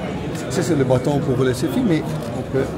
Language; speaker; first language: French; non-native, learner; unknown